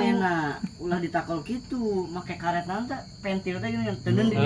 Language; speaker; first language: Indonesian; non-native, local second language; Sundanese